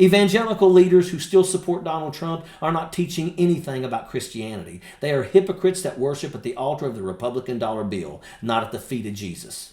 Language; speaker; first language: English; native; English